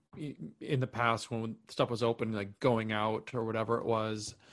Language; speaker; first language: English; native; English